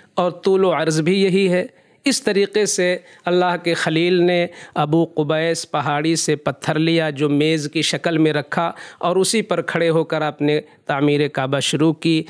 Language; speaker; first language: Hindi; native; Hindi